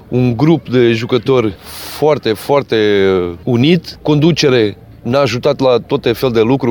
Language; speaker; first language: Romanian; non-native, fluent; Portuguese